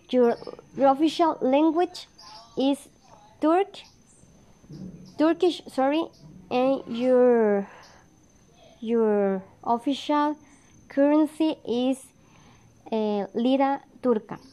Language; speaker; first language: English; non-native, learner; Spanish